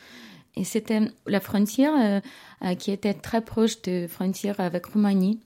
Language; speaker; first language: French; non-native, learner; Ukrainian